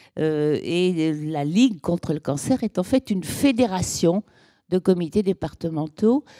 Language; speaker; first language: French; native; French